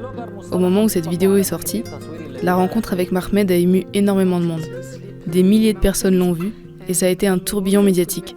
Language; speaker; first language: French; native; French